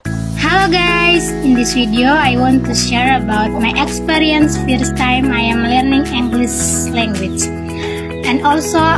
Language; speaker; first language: English; non-native, learner; Indonesian